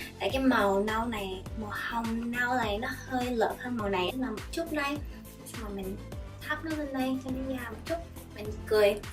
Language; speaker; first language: Vietnamese; early bilingual, heritage; Vietnamese